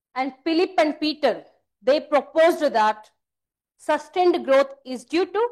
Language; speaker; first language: English; non-native, local second language; Kannada